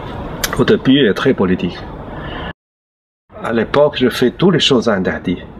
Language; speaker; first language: French; non-native, learner; Chinese